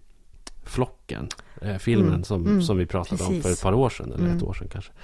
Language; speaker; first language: Swedish; native; Swedish